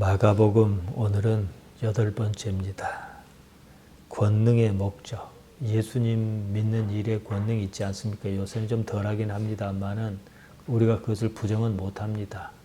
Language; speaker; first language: Korean; native; Korean